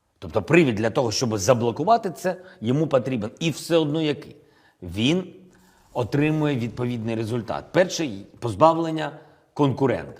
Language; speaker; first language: Ukrainian; non-native, local second language; Russian